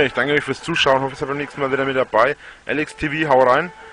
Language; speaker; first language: German; native; German